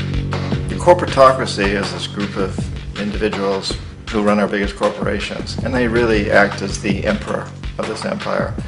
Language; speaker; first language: English; native; English